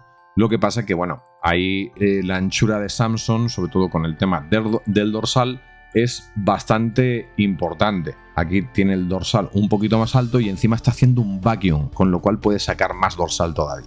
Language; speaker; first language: Spanish; native; Spanish